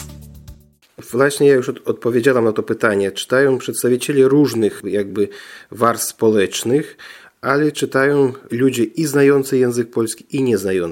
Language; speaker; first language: Polish; non-native, fluent; Russian